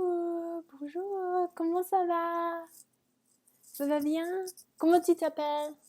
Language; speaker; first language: French; non-native, fluent; English